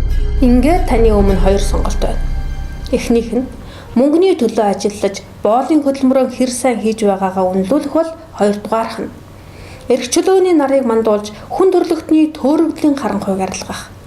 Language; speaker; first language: Mongolian; native; Mongolian